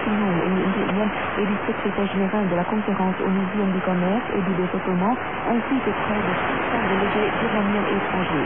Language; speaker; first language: French; non-native, fluent; Vietnamese